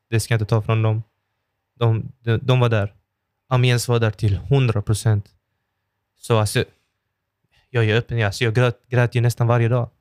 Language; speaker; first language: Swedish; early bilingual, other home language; Persian